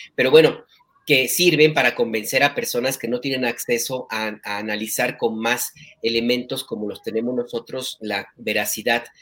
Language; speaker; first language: Spanish; native; Spanish